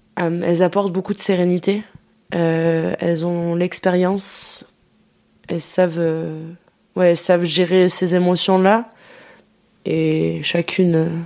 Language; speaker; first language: French; early bilingual, other home language; Dutch